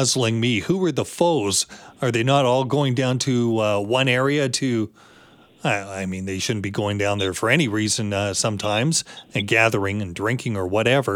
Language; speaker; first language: English; native; English